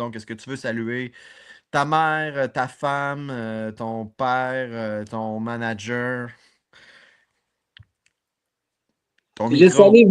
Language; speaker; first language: French; native; French